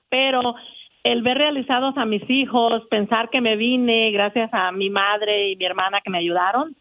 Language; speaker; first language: Spanish; native; Spanish